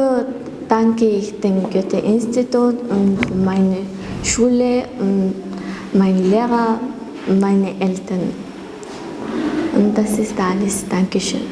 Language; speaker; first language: German; non-native, learner; Mongolian